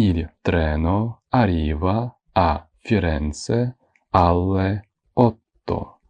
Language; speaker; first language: Italian; non-native, fluent; Ukrainian